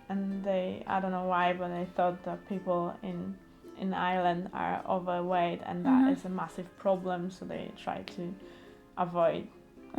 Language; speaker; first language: English; non-native, learner; Polish